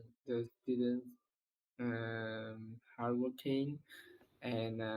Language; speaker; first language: English; non-native, learner; Vietnamese